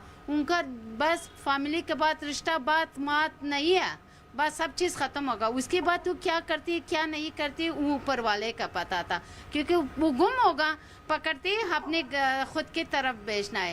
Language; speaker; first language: Hindi; non-native, learner; Persian